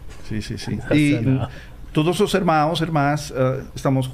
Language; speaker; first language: Portuguese; non-native, learner; Spanish